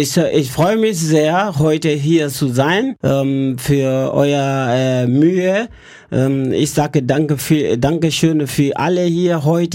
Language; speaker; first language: German; non-native, learner; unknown